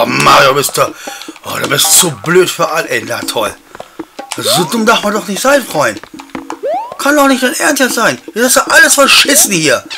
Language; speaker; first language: German; native; German